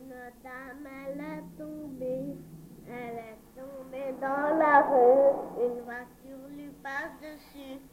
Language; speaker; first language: French; early bilingual, heritage; Spanish